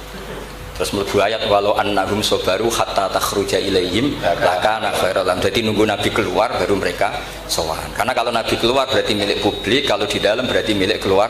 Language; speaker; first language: Indonesian; non-native, local second language; Javanese